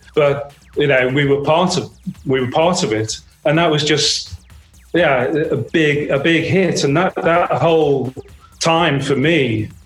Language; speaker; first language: English; native; English